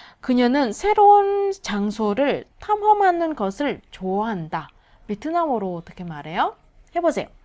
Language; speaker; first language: Korean; non-native, learner; Vietnamese